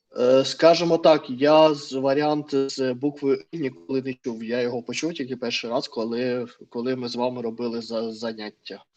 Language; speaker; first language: Ukrainian; non-native, learner; Russian